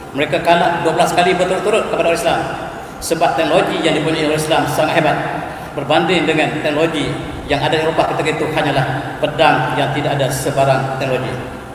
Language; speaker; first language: Malay; native; Malay